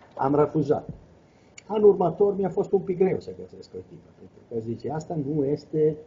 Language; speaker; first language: Romanian; non-native, fluent; Italian